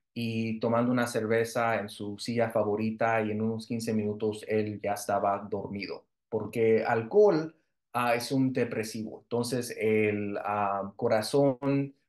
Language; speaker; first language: Spanish; early bilingual, heritage; Spanish